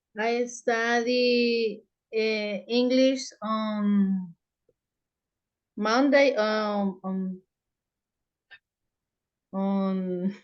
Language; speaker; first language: English; non-native, learner; Spanish